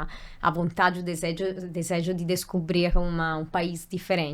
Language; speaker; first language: Portuguese; non-native, fluent; Italian